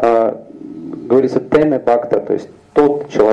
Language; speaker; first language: Russian; native; Russian